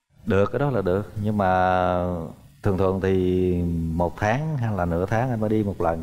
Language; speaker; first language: Vietnamese; native; Vietnamese